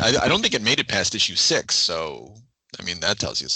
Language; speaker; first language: English; native; English